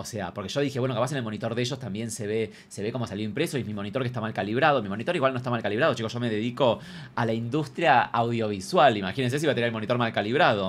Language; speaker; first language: Spanish; native; Spanish